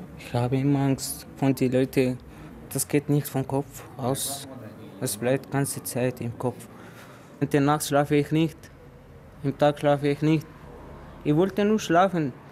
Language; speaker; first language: German; non-native, learner; Arabic